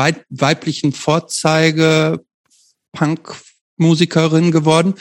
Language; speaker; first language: German; native; German